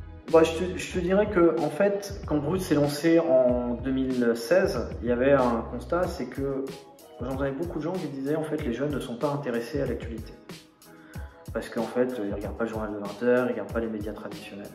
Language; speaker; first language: French; native; French